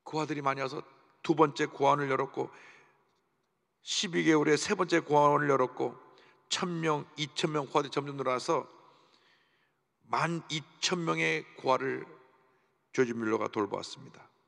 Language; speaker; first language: Korean; native; Korean